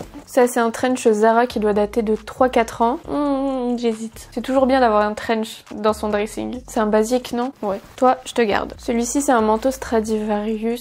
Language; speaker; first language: French; native; French